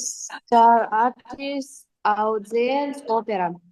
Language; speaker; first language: English; non-native, learner; Kazakh